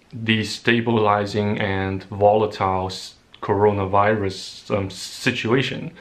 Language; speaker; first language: English; non-native, fluent; Chinese